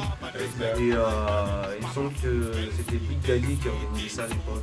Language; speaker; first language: French; native; French